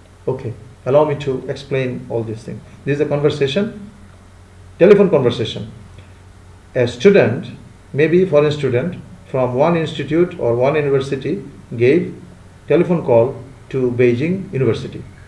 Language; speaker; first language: English; non-native, local second language; Bangla